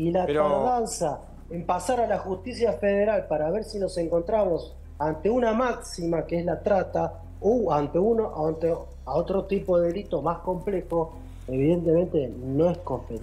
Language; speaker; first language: Spanish; native; Spanish